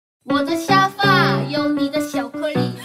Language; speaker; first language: Chinese; non-native, learner; Thai